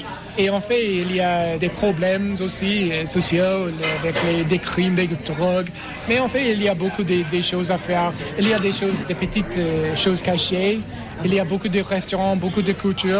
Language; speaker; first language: French; non-native, learner; English